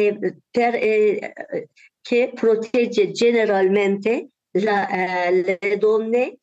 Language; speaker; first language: Italian; non-native, learner; Turkish